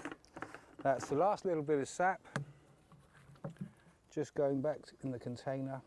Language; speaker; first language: English; native; English